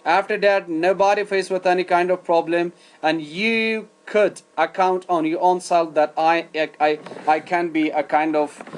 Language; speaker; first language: English; non-native, fluent; Persian